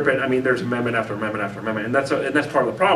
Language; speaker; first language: English; native; English